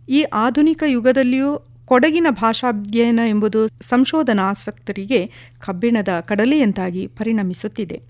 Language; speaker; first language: Kannada; non-native, local second language; Kodava